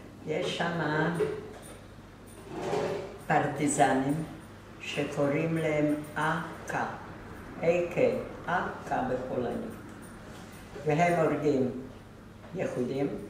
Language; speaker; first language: Hebrew; non-native, fluent; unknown